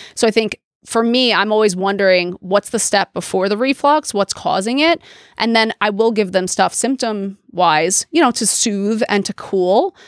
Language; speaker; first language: English; native; English